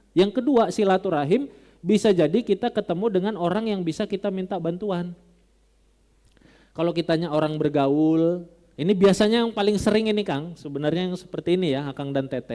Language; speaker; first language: Indonesian; non-native, local second language; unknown